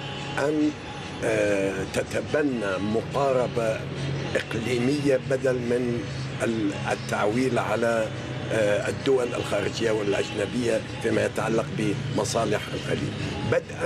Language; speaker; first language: Arabic; non-native, fluent; Persian